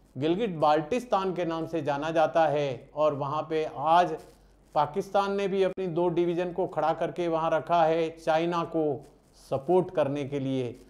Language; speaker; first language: Hindi; non-native, local second language; Gujarati